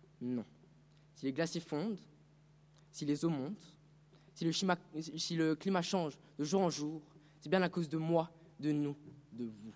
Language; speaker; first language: French; non-native, fluent; Romanian